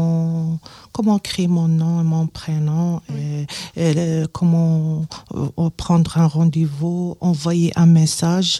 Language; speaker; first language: French; non-native, learner; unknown